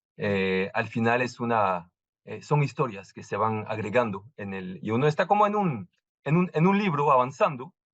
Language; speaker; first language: Spanish; non-native, fluent; French